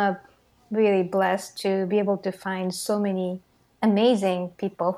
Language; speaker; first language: English; non-native, fluent; Japanese